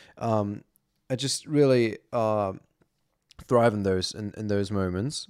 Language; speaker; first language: English; non-native, fluent; German